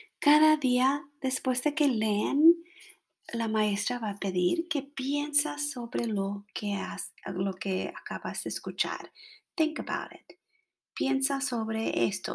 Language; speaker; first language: Spanish; non-native, fluent; English